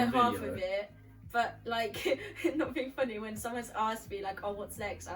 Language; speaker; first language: English; native; English